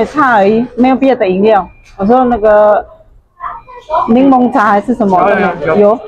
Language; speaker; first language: Chinese; non-native, learner; Indonesian